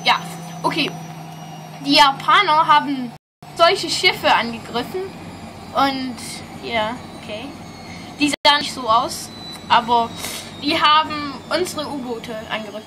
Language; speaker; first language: German; non-native, fluent; English